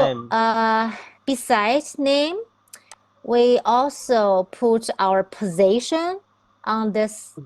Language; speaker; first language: English; non-native, fluent; Chinese